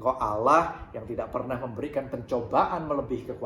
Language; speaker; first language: Indonesian; native; Indonesian